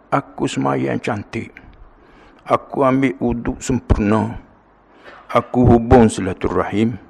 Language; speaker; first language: Malay; native; Malay